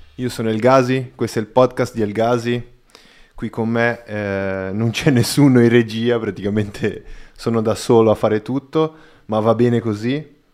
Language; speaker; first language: Italian; non-native, fluent; Portuguese